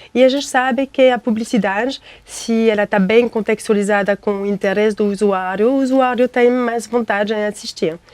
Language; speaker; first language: Portuguese; non-native, fluent; French